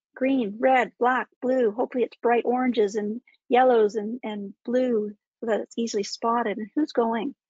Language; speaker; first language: English; native; English